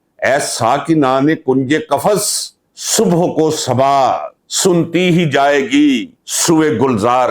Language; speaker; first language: Urdu; non-native, local second language; Punjabi